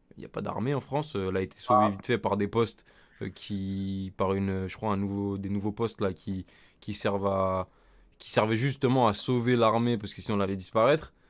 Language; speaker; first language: French; native; French